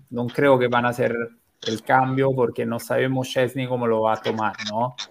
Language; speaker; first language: Spanish; non-native, fluent; Italian